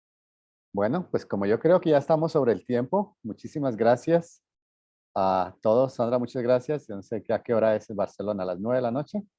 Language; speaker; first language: Spanish; native; Spanish